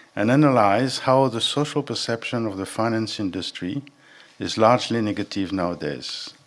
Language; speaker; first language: English; non-native, fluent; French